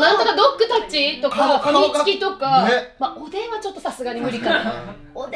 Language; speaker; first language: Japanese; native; Japanese